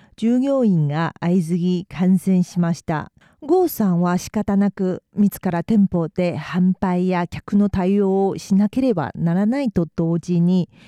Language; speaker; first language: Japanese; non-native, fluent; Chinese